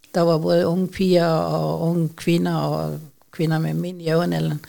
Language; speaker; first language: Danish; non-native, fluent; Urdu